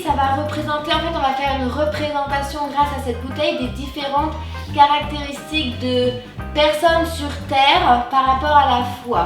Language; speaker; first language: French; native; French